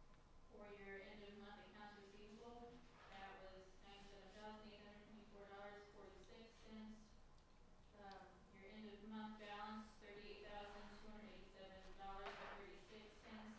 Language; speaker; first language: English; native; English